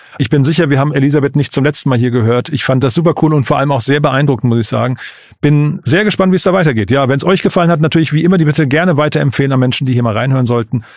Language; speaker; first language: German; native; German